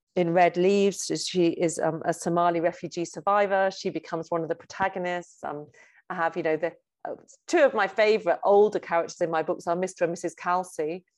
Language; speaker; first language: English; native; English